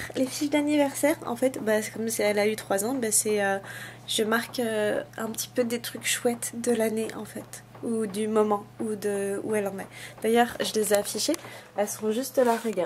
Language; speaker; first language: French; native; French